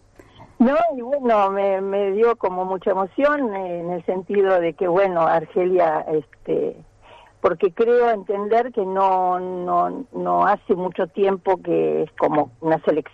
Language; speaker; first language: Spanish; native; Spanish